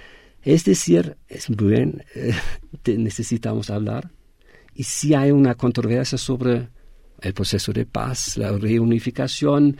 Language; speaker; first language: Spanish; non-native, fluent; German